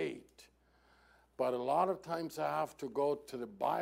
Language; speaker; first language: English; non-native, fluent; German